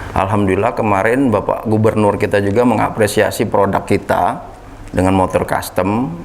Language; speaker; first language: Indonesian; native; Indonesian